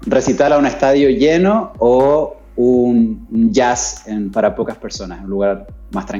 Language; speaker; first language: Spanish; native; Spanish